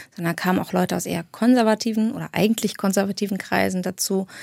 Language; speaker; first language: German; native; German